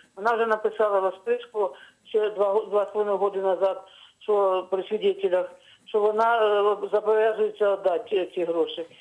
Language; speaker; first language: Ukrainian; native; Ukrainian